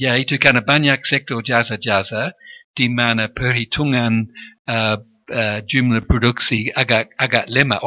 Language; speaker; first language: Indonesian; non-native, fluent; English